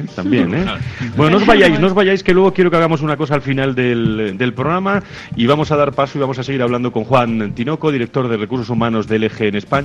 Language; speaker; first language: Spanish; native; Spanish